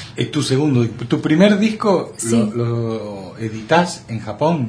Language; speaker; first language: Spanish; native; Spanish